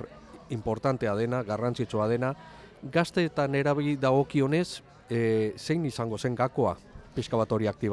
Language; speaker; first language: Basque; native; Basque